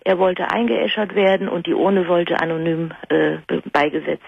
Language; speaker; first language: German; native; German